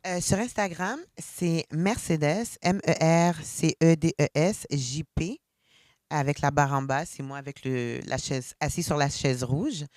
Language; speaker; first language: French; early bilingual, other home language; Haitian Creole